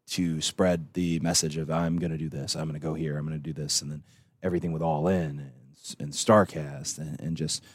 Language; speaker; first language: English; native; English